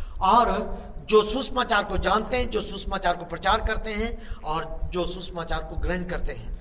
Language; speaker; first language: Hindi; native; Hindi